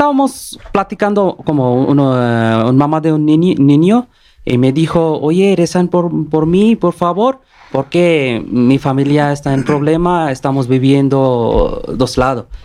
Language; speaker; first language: Spanish; non-native, learner; Bangla